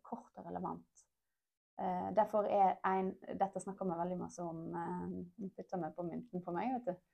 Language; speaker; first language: Norwegian; native; Norwegian